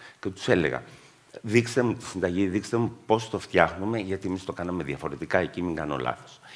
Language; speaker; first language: Greek; native; Greek